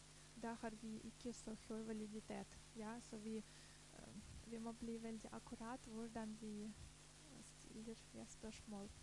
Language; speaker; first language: Norwegian; non-native, fluent; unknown